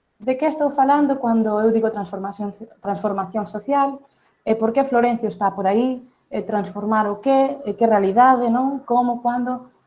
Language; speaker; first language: Galician; early bilingual, heritage; Catalan